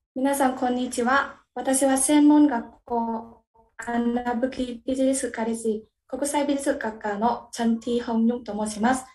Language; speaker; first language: Japanese; non-native, learner; Vietnamese